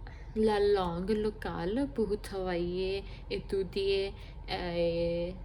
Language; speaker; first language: French; non-native, learner; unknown